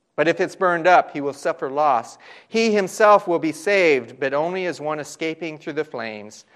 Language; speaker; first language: English; native; English